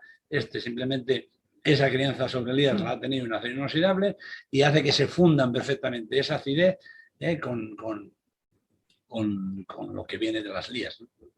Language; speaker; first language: Spanish; native; Spanish